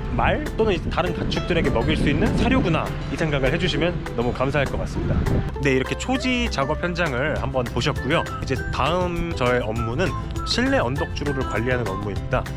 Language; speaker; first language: Korean; native; Korean